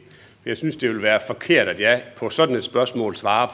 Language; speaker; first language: Danish; native; Danish